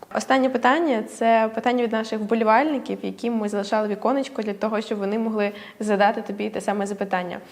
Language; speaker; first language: Ukrainian; native; Ukrainian